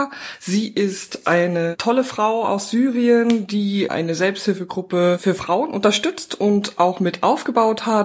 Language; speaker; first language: German; native; German